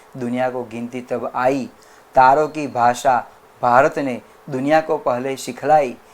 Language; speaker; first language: Hindi; non-native, local second language; Gujarati